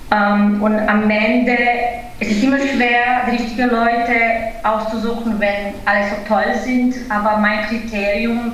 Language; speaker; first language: German; non-native, fluent; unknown